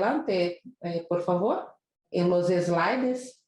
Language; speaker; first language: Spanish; non-native, learner; Portuguese